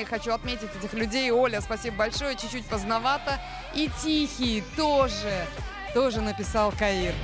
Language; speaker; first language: Russian; native; Russian